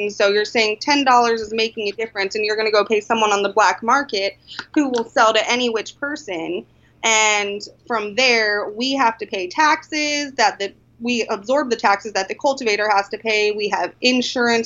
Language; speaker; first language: English; native; English